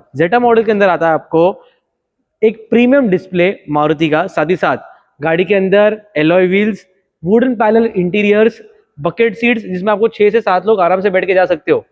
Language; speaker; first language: Hindi; non-native, local second language; Marathi